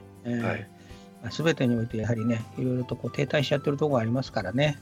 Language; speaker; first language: Japanese; native; Japanese